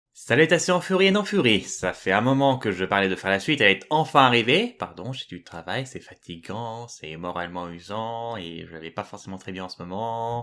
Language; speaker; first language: French; native; French